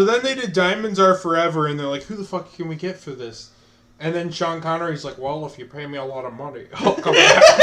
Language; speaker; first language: English; native; English